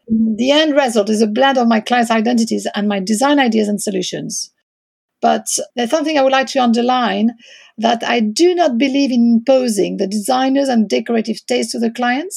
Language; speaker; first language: English; non-native, fluent; French